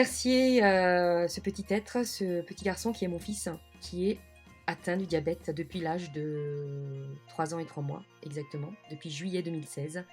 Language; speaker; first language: French; native; French